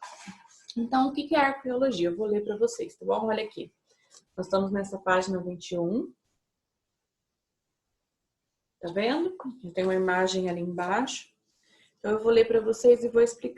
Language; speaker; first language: Portuguese; native; Portuguese